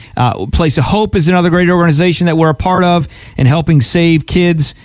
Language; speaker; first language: English; native; English